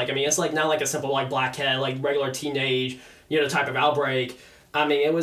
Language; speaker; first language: English; native; English